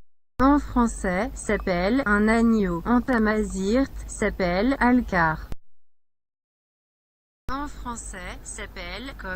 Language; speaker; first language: French; non-native, learner; Berber languages